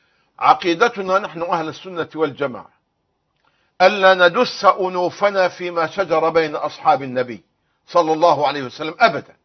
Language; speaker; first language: Arabic; native; Arabic